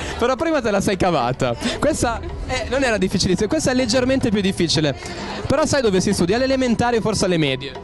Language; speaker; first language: Italian; native; Italian